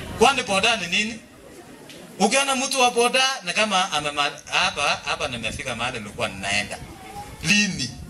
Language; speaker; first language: Swahili; non-native, local second language; Kalenjin